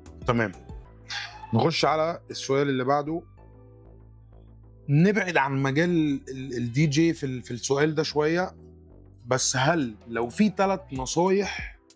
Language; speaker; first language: Arabic; native; Arabic